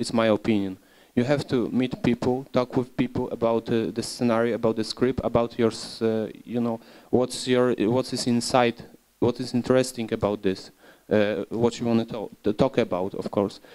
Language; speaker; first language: English; non-native, learner; Polish